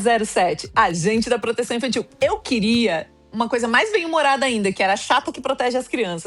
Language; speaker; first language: Portuguese; native; Portuguese